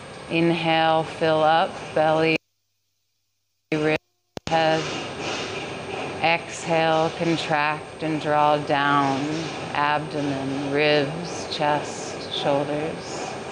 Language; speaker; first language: English; native; English